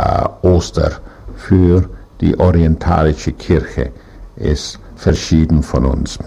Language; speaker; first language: German; non-native, learner; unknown